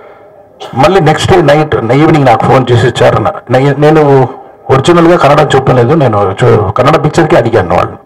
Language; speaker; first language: Telugu; non-native, fluent; Tamil